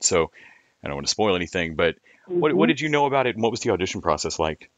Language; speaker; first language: English; native; English